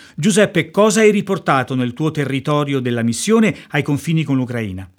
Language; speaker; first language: Italian; native; Italian